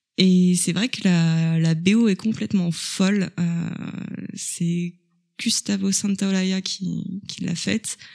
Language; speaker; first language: French; native; French